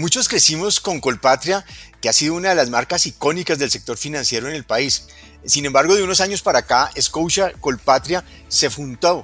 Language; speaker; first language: Spanish; native; Spanish